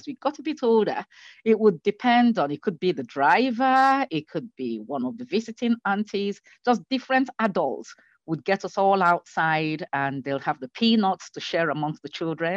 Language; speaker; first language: English; non-native, local second language; Igbo